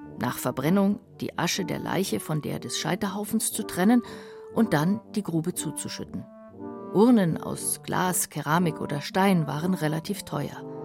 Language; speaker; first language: German; native; German